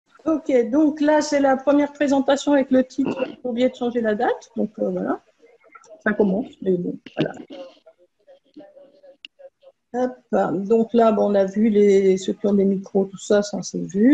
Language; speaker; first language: French; native; French